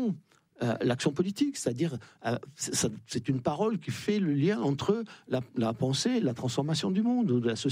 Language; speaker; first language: French; native; French